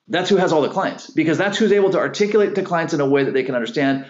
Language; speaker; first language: English; native; English